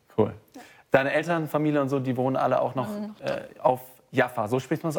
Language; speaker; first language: German; native; German